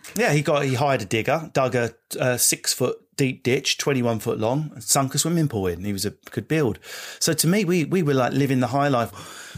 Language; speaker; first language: English; native; English